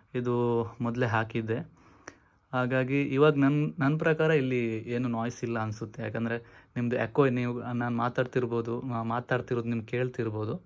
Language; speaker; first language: Kannada; non-native, local second language; Tulu